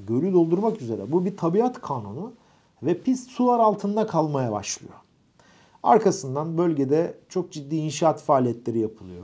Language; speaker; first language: Turkish; native; Turkish